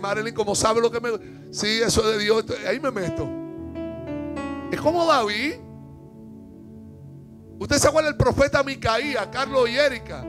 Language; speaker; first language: Spanish; native; Spanish